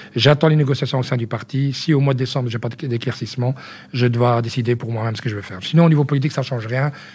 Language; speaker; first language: French; early bilingual, other home language; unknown